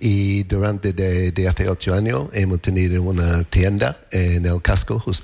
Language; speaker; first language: Spanish; non-native, learner; English